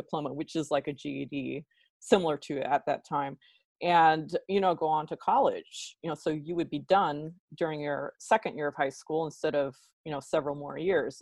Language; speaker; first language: English; early bilingual, other home language; Pennsylvania German